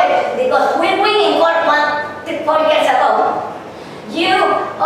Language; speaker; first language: English; non-native, learner; Spanish